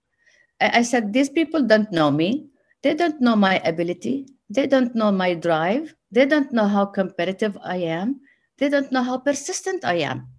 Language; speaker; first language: English; non-native, fluent; Arabic